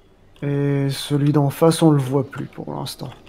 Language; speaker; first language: French; native; French